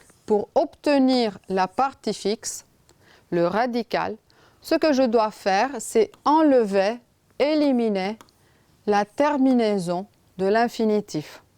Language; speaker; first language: French; non-native, fluent; Romanian